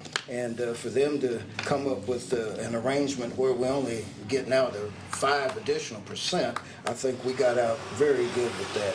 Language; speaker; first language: English; native; English